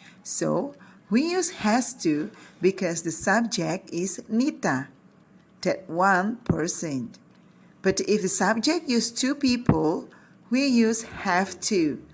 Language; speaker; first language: English; non-native, learner; Indonesian